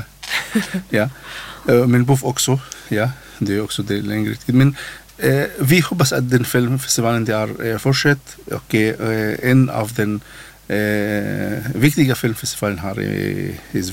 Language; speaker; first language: Swedish; non-native, learner; Arabic